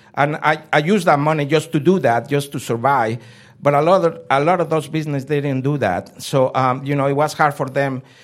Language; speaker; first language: English; non-native, fluent; Spanish